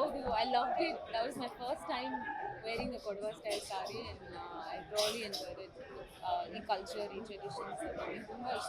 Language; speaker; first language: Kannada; non-native, learner; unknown